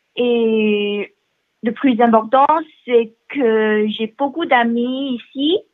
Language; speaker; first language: French; non-native, learner; Chinese